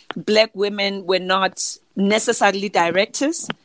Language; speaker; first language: English; non-native, local second language; Southern Sotho